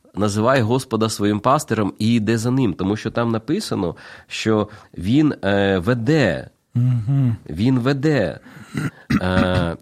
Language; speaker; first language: Ukrainian; native; Ukrainian